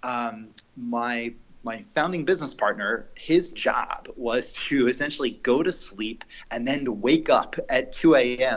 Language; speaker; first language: English; native; English